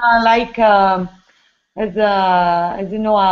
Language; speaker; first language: English; non-native, learner; Italian